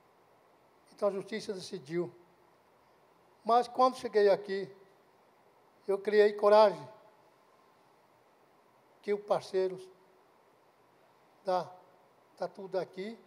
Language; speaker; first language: Portuguese; non-native, local second language; Guarani